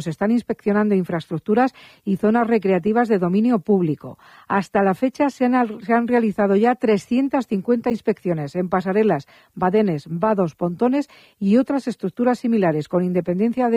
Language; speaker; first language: Spanish; native; Spanish